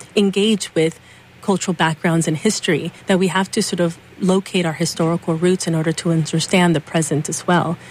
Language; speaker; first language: English; early bilingual, other home language; Spanish